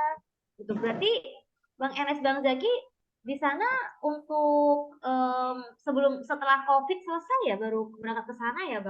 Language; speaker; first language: Indonesian; native; Indonesian